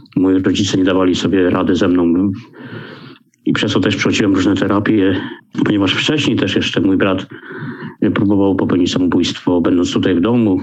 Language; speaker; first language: Polish; native; Polish